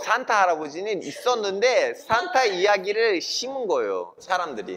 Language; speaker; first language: Korean; non-native, fluent; Turkish